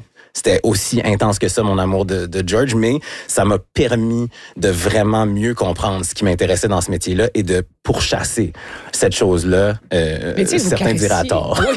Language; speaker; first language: French; native; French